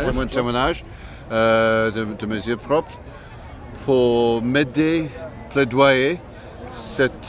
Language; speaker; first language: French; non-native, learner; English